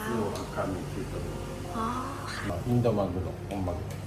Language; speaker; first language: Japanese; non-native, fluent; Thai